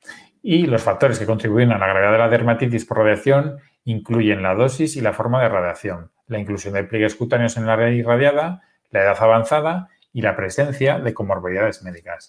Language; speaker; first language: Spanish; native; Spanish